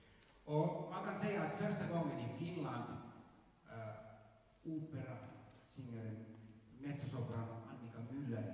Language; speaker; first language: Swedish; non-native, local second language; Finnish